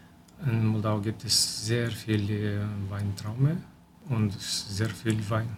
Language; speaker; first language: German; non-native, local second language; Romanian